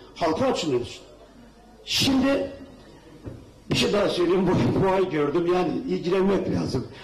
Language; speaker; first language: Turkish; native; Turkish